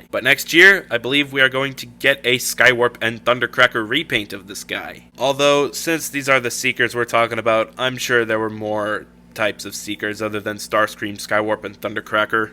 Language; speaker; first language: English; native; English